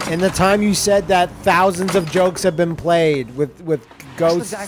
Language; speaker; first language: English; native; English